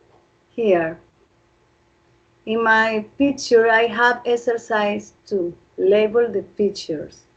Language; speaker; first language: English; non-native, fluent; Spanish